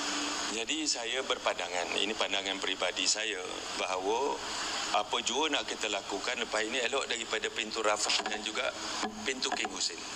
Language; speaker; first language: Malay; native; Malay